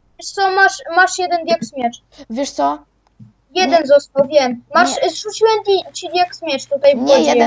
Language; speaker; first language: Polish; native; Polish